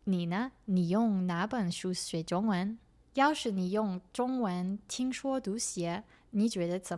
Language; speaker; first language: Chinese; non-native, learner; English